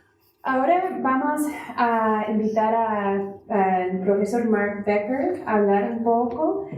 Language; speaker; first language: Spanish; non-native, fluent; English